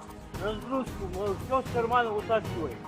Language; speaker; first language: Russian; native; Russian